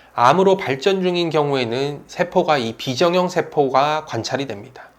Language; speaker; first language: Korean; native; Korean